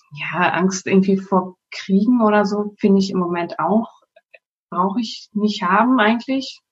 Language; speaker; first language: German; native; German